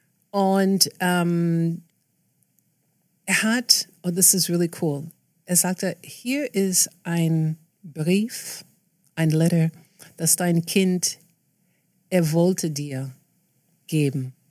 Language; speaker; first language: German; non-native, fluent; English